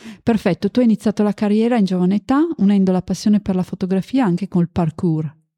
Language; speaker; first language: Italian; native; Italian